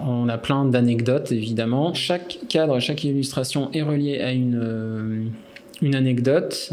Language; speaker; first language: French; native; French